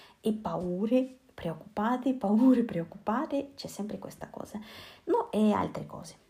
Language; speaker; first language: Italian; non-native, learner; Russian